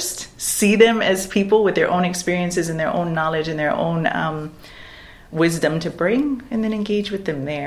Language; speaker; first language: English; native; English